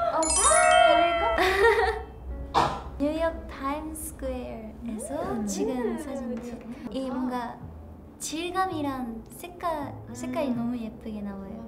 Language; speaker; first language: Korean; non-native, fluent; Japanese